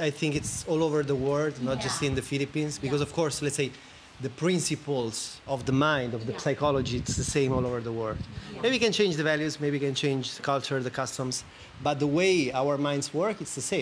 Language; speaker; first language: English; non-native, fluent; Italian